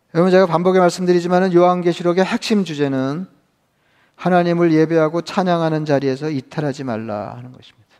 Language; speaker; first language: Korean; native; Korean